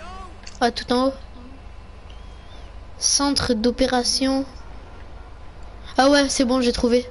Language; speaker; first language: French; native; French